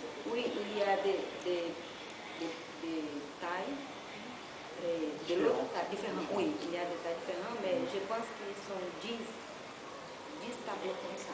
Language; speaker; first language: French; non-native, learner; Portuguese